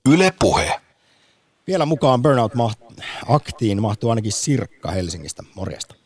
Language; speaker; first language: Finnish; native; Finnish